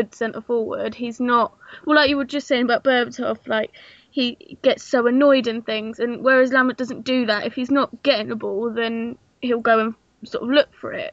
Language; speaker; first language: English; native; English